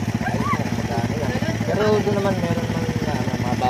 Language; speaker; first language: Filipino; native; Filipino